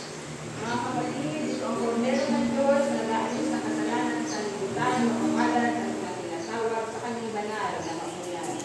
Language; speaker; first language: Filipino; native; Filipino